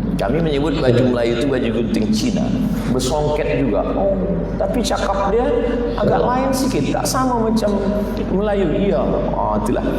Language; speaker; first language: Malay; native; Malay